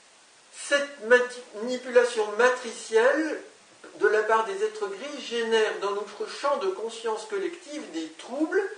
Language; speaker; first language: French; native; French